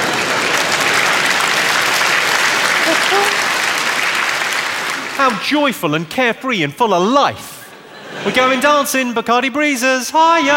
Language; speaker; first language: English; native; English